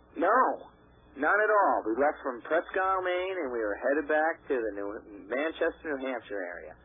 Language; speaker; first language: English; native; English